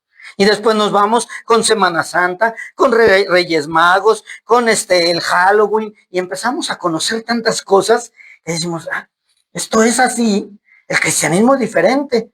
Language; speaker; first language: Spanish; native; Spanish